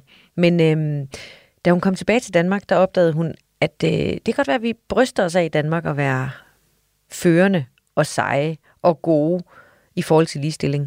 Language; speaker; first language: Danish; native; Danish